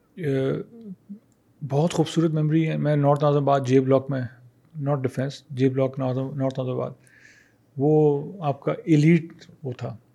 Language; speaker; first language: Urdu; native; Urdu